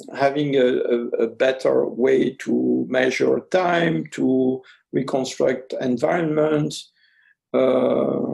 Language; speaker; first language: English; early bilingual, other home language; French